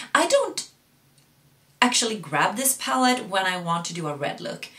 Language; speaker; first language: English; non-native, fluent; Swedish